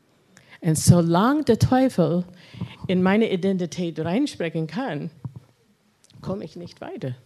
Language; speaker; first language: German; non-native, fluent; English